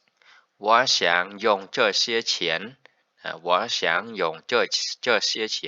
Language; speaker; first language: Chinese; non-native, fluent; Khmer